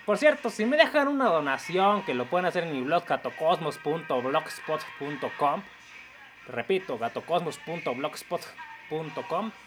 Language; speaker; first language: Spanish; native; Spanish